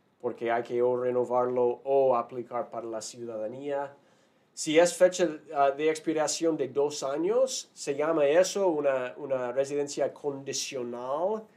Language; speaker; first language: Spanish; non-native, fluent; English